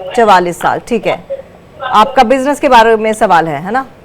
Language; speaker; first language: Hindi; native; Hindi